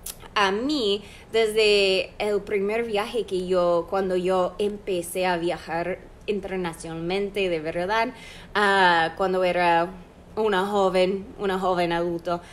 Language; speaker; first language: Spanish; non-native, fluent; English